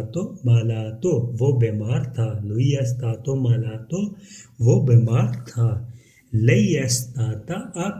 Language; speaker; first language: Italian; non-native, fluent; Urdu